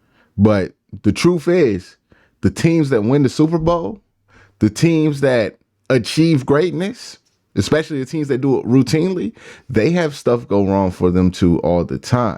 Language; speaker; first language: English; native; English